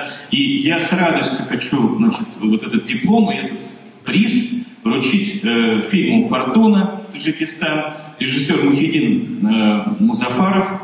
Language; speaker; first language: Russian; native; Russian